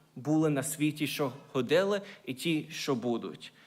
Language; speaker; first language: Ukrainian; early bilingual, heritage; Ukrainian